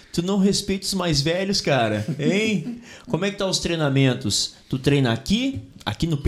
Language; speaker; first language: Portuguese; native; Portuguese